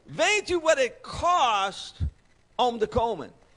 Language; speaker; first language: Dutch; non-native, learner; English